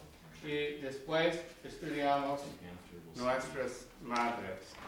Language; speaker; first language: Spanish; non-native, learner; English